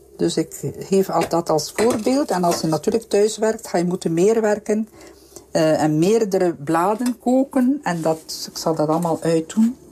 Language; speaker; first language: Dutch; native; Dutch